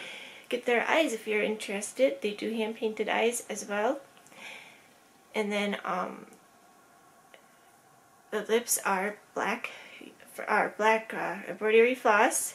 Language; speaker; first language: English; native; English